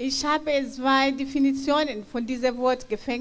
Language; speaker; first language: German; non-native, fluent; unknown